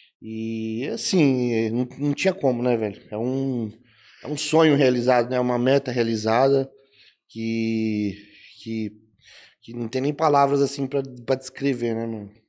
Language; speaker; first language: Portuguese; native; Portuguese